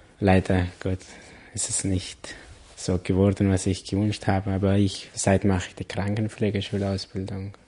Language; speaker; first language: German; non-native, learner; Persian